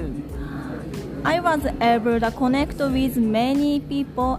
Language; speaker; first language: English; non-native, learner; Japanese